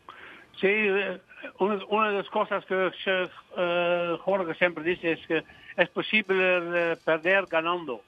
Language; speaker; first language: Spanish; non-native, fluent; Dutch